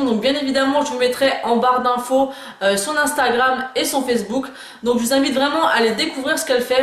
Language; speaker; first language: French; native; French